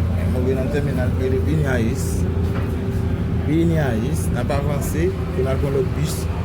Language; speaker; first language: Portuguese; non-native, learner; Haitian Creole